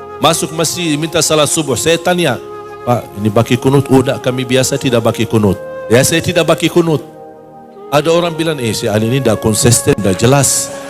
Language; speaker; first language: Malay; non-native, fluent; Arabic